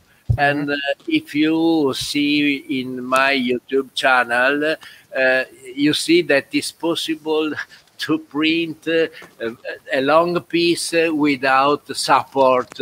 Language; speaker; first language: English; non-native, learner; Italian